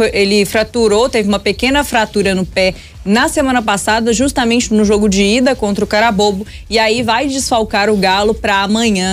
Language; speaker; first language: Portuguese; native; Portuguese